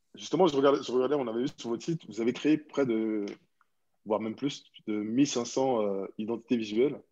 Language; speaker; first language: French; native; French